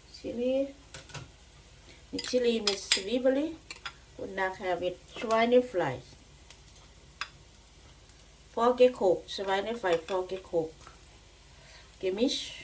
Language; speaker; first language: German; non-native, learner; Thai